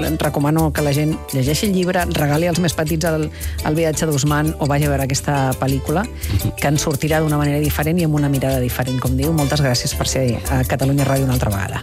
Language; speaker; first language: Catalan; native; Catalan